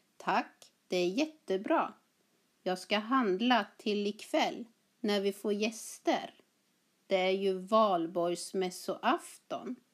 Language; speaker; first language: Swedish; native; Swedish